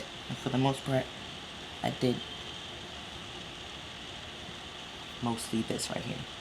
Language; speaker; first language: English; native; English